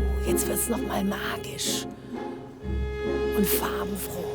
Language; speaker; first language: German; native; German